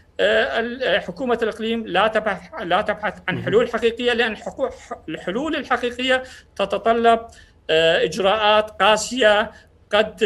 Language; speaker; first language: Arabic; non-native, local second language; Central Kurdish